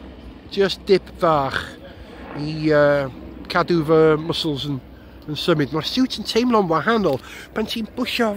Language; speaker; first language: Welsh; non-native, local second language; English